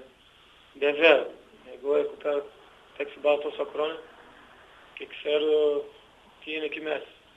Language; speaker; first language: Greek; non-native, learner; Portuguese